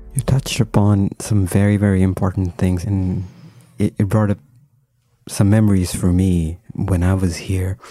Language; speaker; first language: English; non-native, local second language; Hindi